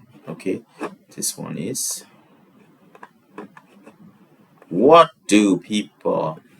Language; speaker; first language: English; non-native, fluent; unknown